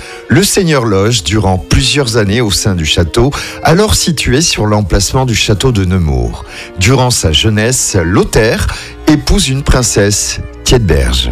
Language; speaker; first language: French; native; French